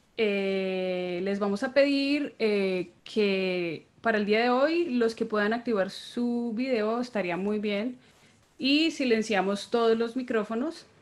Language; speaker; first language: Spanish; native; Spanish